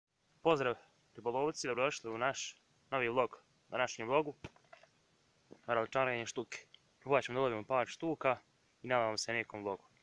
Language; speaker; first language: Serbian; native; Serbian